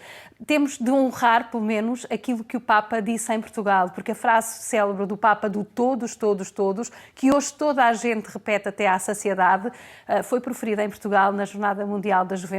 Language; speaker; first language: Portuguese; native; Portuguese